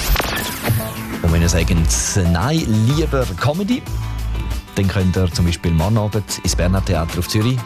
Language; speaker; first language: German; native; German